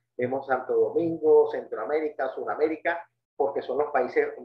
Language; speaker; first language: Spanish; native; Spanish